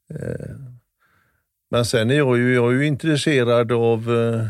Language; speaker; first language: Swedish; native; Swedish